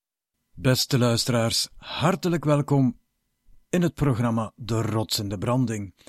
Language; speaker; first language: Dutch; native; Dutch